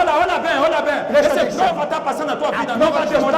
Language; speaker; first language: Portuguese; non-native, learner; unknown